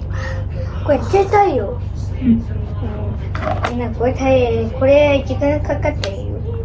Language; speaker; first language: Japanese; early bilingual, other home language; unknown